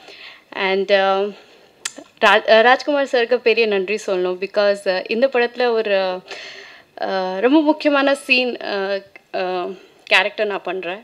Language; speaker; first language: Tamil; non-native, fluent; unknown